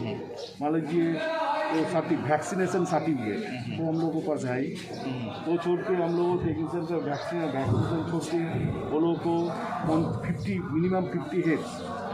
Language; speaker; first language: Hindi; non-native, local second language; Bangla